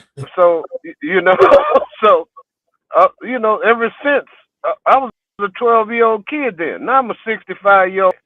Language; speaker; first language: English; native; English